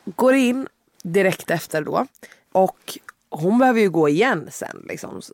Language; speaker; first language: Swedish; native; Swedish